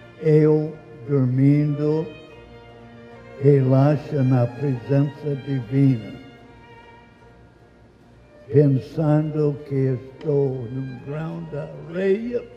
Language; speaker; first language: Portuguese; non-native, learner; English